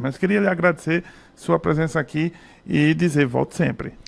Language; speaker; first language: Portuguese; native; Portuguese